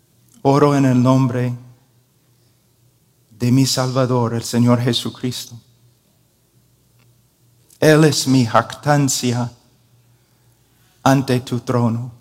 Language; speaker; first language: Spanish; non-native, fluent; English